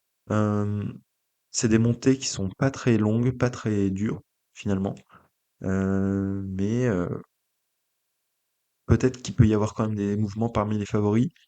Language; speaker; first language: French; native; French